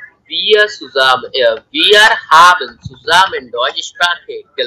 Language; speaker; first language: German; non-native, learner; Bangla